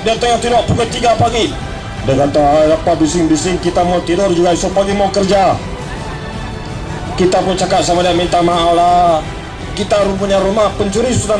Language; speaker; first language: Malay; native; Malay